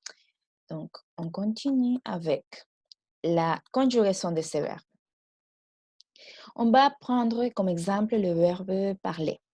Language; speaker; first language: French; non-native, fluent; Spanish